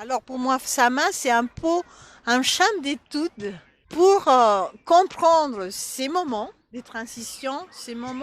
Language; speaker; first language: French; non-native, fluent; Spanish